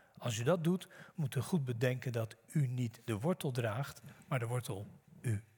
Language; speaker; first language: Dutch; native; Dutch